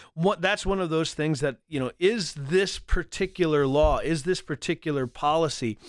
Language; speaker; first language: English; native; English